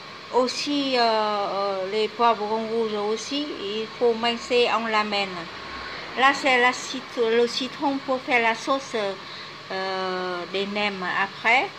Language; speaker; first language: French; non-native, fluent; Vietnamese